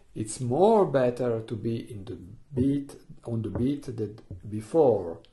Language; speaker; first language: English; non-native, learner; Italian